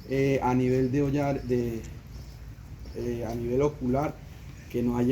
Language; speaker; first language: Spanish; native; Spanish